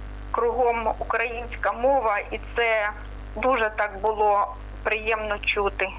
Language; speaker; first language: Ukrainian; non-native, local second language; Russian